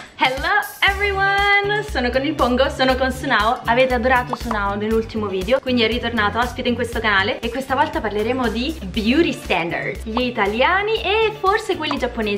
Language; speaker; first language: Italian; native; Italian